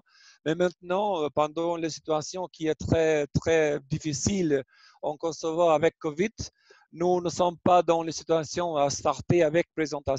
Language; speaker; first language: French; non-native, learner; Albanian